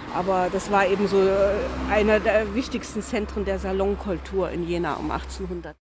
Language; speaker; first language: German; native; German